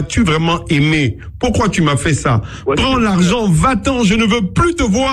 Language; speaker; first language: French; non-native, local second language; Akan